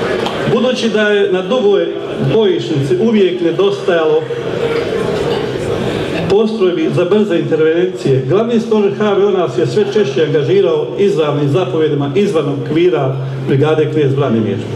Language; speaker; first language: Croatian; native; Croatian